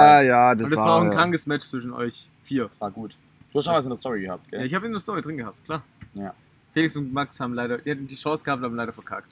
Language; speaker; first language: German; native; German